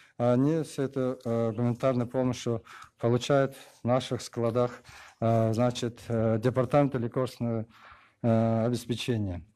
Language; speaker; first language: Russian; non-native, local second language; Kyrgyz